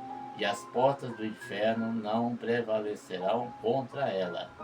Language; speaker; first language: Portuguese; native; Portuguese